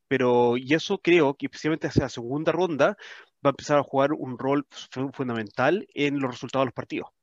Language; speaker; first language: Spanish; early bilingual, heritage; Spanish